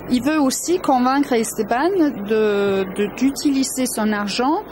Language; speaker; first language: French; early bilingual, other home language; Danish